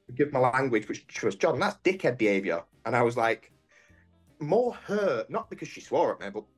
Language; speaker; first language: English; native; English